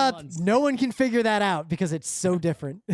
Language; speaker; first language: English; native; English